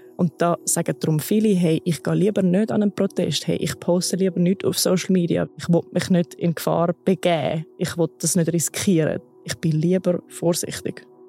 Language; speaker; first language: German; native; German